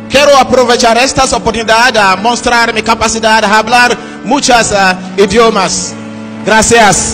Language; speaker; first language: Spanish; non-native, learner; Yoruba